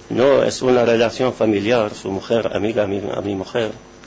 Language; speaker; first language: Spanish; non-native, learner; Arabic